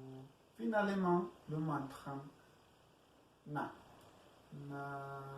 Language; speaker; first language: French; non-native, learner; Spanish